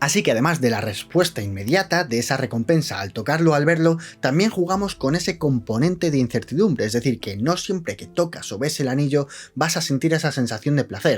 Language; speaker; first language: Spanish; native; Spanish